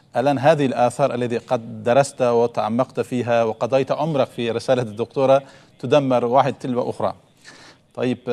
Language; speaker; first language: Arabic; non-native, fluent; Turkish